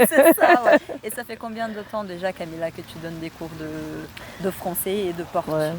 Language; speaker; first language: French; non-native, fluent; Portuguese